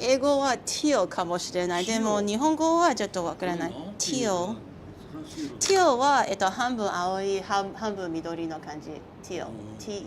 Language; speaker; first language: Japanese; non-native, learner; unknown